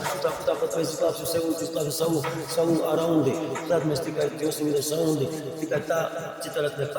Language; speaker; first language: Latvian; non-native, local second language; Russian